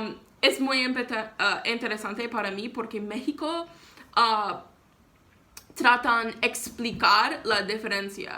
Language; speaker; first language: Spanish; non-native, learner; English